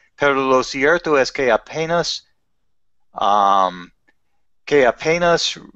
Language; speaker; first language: Spanish; non-native, learner; English